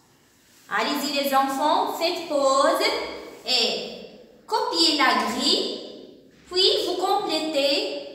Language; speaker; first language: French; non-native, local second language; Arabic